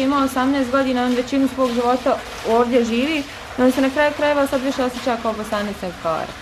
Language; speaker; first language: Bosnian; native; Bosnian